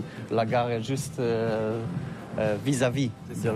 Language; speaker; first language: French; non-native, learner; Polish